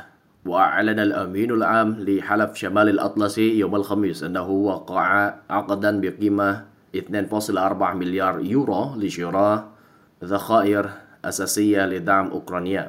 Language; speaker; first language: Arabic; non-native, fluent; Indonesian